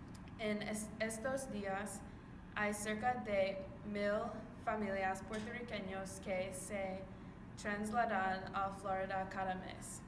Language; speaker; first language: Spanish; non-native, learner; English